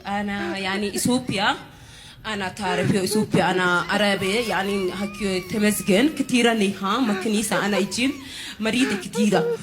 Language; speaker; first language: Arabic; non-native, learner; Amharic